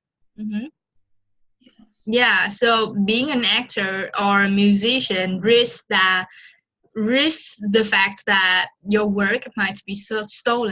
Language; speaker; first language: English; non-native, fluent; Vietnamese